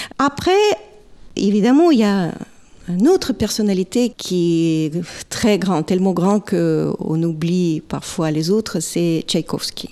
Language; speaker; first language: French; non-native, fluent; Russian